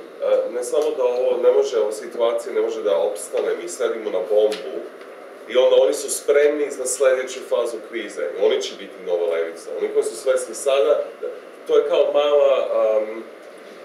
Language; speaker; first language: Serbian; non-native, fluent; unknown